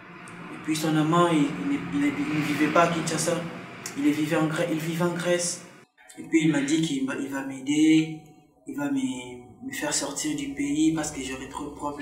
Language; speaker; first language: French; non-native, local second language; Lingala